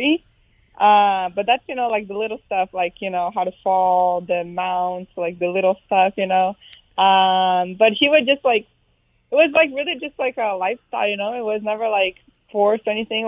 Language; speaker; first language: English; native; English